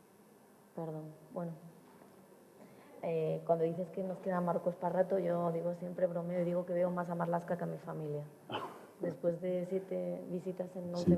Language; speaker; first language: Spanish; native; Spanish